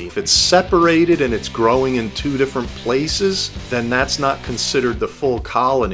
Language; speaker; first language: English; native; English